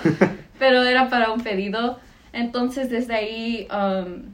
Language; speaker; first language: Spanish; early bilingual, heritage; Spanish